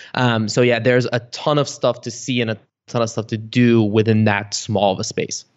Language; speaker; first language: English; early bilingual, other home language; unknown